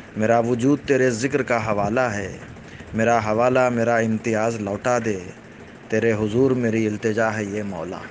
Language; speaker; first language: Urdu; native; Urdu